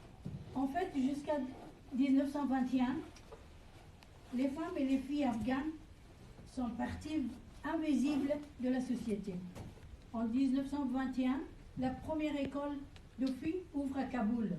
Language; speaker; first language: French; non-native, fluent; Persian